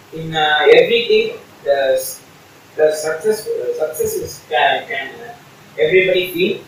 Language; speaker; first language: English; non-native, learner; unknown